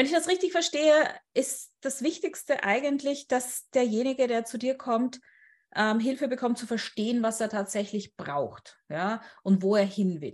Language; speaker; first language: German; native; German